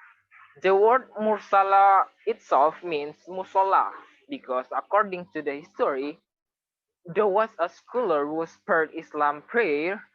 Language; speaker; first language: English; non-native, local second language; Indonesian